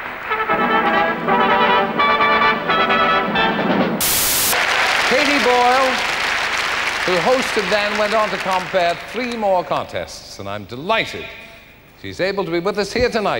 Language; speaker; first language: English; native; English